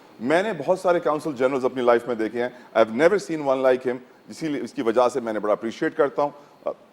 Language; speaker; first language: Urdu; native; Urdu